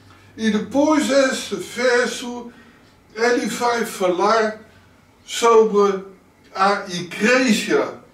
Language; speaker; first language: Portuguese; non-native, learner; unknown